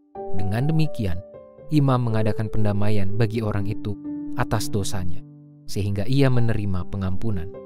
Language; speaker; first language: Indonesian; native; Indonesian